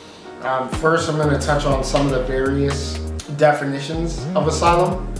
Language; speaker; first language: English; native; English